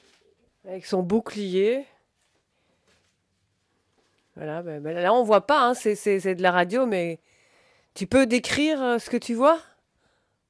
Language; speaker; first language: French; native; French